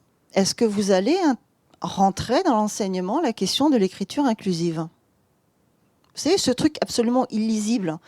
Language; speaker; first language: French; native; French